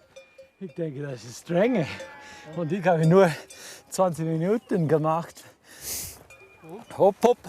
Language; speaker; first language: German; non-native, learner; English